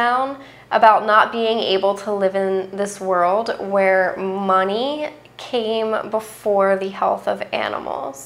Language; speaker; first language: English; native; English